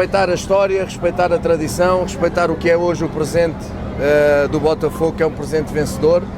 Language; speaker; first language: Portuguese; native; Portuguese